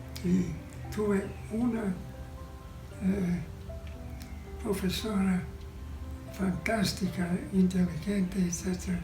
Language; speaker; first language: Spanish; non-native, fluent; English